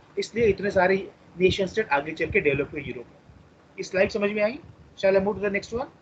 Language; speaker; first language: Hindi; non-native, local second language; Marathi